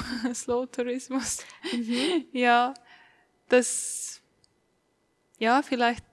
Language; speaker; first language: German; non-native, fluent; Estonian